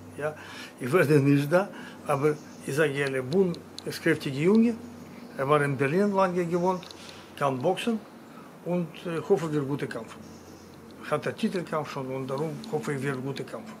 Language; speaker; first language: German; non-native, learner; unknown